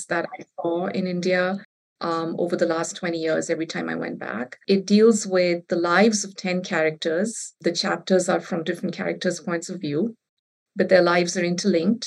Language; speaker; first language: English; non-native, local second language; Bangla